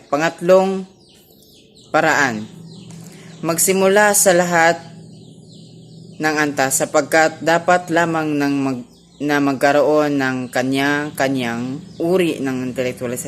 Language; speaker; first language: Filipino; non-native, local second language; Cebuano